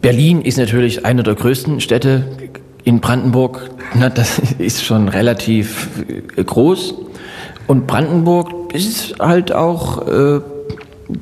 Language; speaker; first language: German; native; German